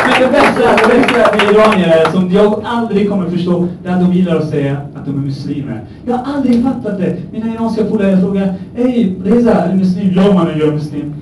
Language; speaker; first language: Swedish; early bilingual, other home language; Persian